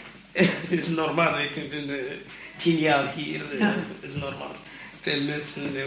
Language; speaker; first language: Dutch; non-native, learner; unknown